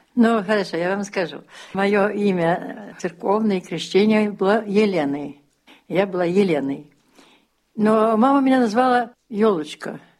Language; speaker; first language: Russian; early bilingual, heritage; Russian